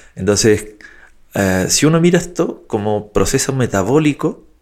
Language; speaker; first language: Spanish; native; Spanish